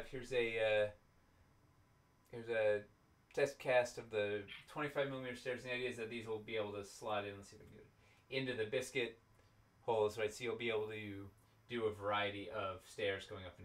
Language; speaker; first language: English; native; English